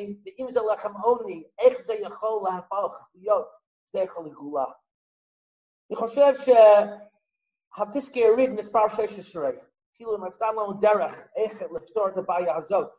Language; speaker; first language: Hebrew; non-native, fluent; English